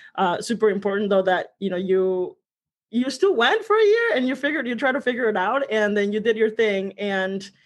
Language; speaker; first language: English; early bilingual, other home language; Spanish